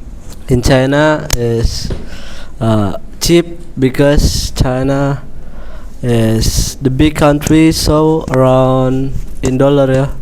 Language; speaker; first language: English; non-native, learner; Indonesian